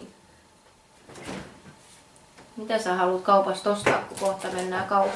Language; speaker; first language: Finnish; native; Finnish